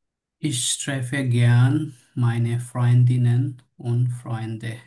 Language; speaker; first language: German; non-native, learner; Bangla